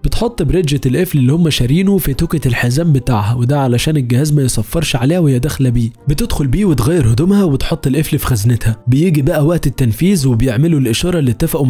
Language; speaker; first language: Arabic; native; Arabic